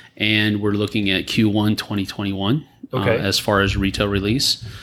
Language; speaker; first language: English; native; English